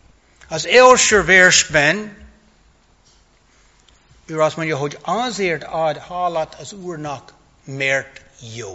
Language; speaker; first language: Hungarian; non-native, fluent; English